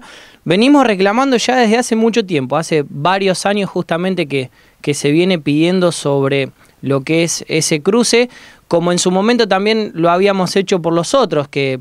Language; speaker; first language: Spanish; native; Spanish